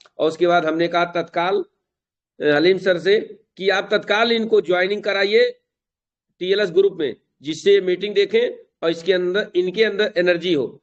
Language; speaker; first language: Hindi; native; Hindi